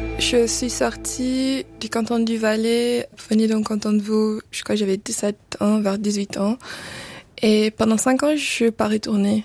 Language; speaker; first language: French; early bilingual, other home language; Portuguese